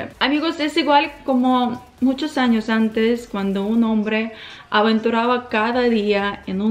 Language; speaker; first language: Spanish; non-native, fluent; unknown